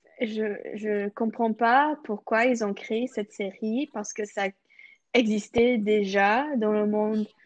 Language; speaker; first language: French; non-native, local second language; English